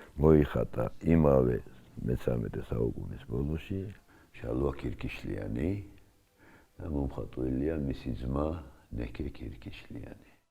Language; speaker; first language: Georgian; non-native, local second language; Svan